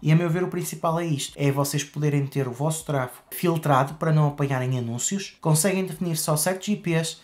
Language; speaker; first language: Portuguese; native; Portuguese